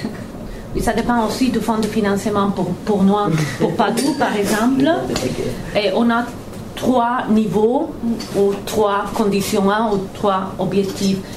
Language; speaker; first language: French; non-native, fluent; Italian